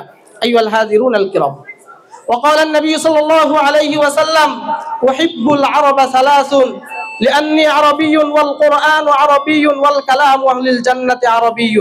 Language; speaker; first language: Arabic; non-native, learner; Bangla